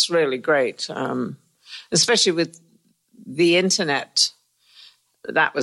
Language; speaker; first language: English; native; English